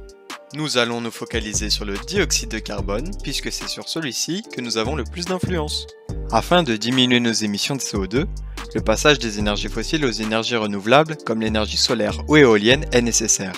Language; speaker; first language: French; native; French